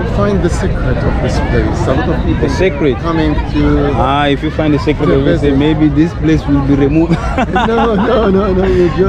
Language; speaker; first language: English; non-native, fluent; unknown